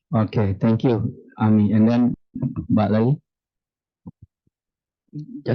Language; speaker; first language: English; non-native, fluent; Indonesian